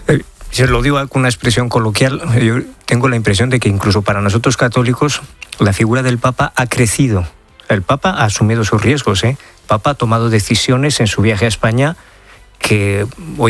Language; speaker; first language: Spanish; native; Spanish